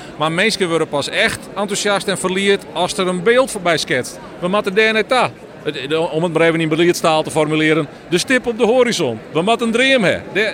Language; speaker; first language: Dutch; non-native, local second language; Western Frisian